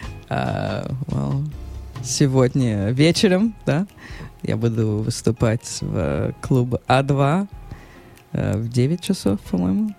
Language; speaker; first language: Russian; early bilingual, heritage; Russian